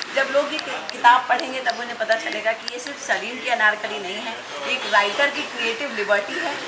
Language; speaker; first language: Hindi; non-native, local second language; Gujarati